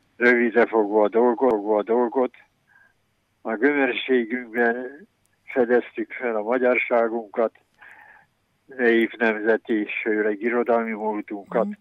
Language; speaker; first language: Hungarian; native; Hungarian